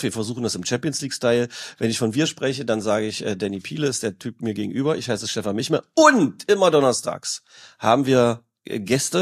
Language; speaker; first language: German; native; German